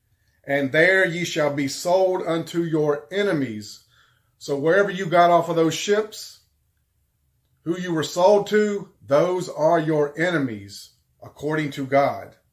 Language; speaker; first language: English; native; English